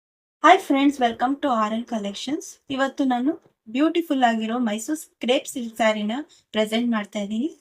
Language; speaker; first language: Kannada; native; Kannada